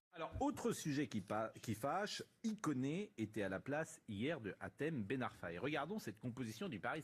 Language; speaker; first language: French; native; French